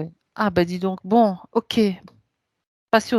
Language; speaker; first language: French; native; French